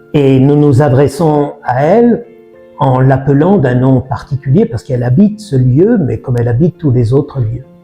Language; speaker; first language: French; native; French